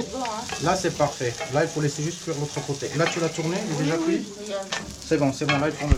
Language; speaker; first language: French; non-native, local second language; Arabic